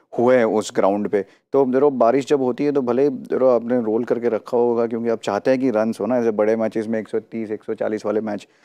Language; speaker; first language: Hindi; non-native, local second language; Gujarati